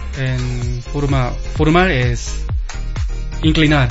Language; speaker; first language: Spanish; non-native, learner; Korean